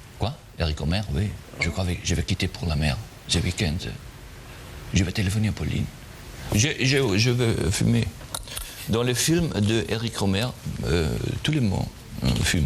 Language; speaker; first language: French; non-native, learner; German